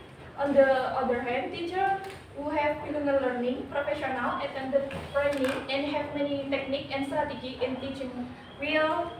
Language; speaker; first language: English; non-native, learner; Indonesian